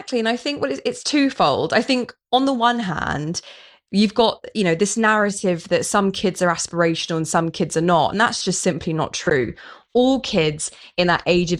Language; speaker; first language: English; native; English